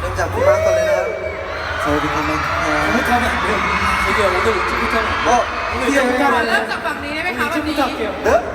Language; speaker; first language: Thai; native; Thai